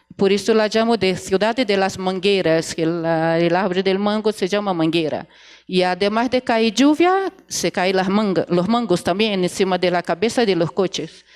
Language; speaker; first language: Spanish; non-native, fluent; Portuguese